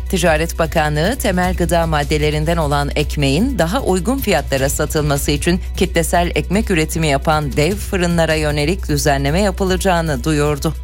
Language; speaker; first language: Turkish; native; Turkish